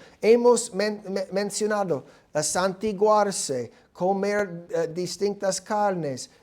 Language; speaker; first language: Spanish; non-native, fluent; English